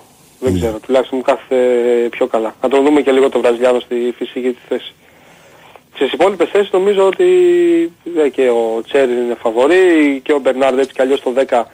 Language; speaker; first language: Greek; native; Greek